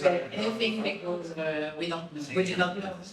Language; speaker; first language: English; non-native, learner; French